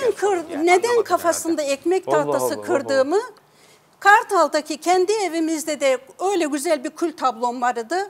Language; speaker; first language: Turkish; native; Turkish